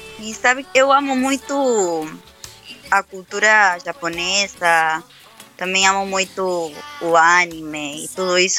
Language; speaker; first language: Portuguese; non-native, fluent; Spanish